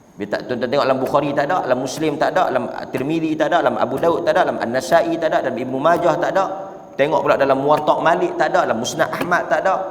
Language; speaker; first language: Malay; native; Malay